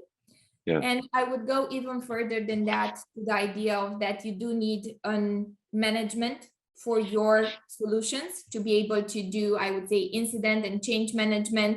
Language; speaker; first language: English; non-native, fluent; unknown